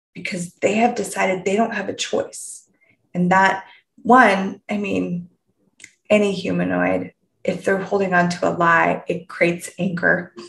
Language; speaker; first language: English; native; English